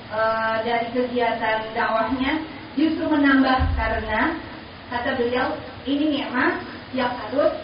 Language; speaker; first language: Indonesian; native; Indonesian